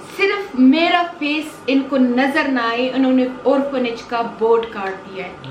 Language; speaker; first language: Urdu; non-native, local second language; Pashto